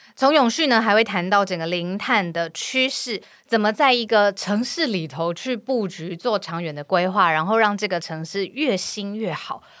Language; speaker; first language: Chinese; native; Chinese